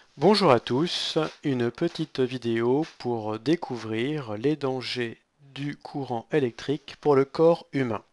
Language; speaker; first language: French; native; French